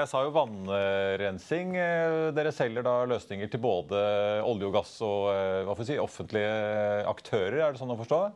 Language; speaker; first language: Norwegian; native; Norwegian